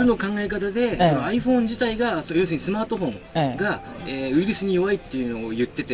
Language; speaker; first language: Japanese; native; Japanese